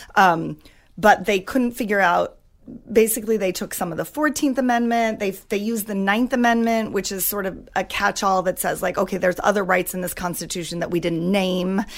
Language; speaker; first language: English; native; English